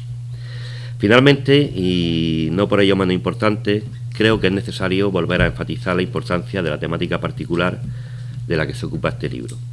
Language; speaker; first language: Spanish; native; Spanish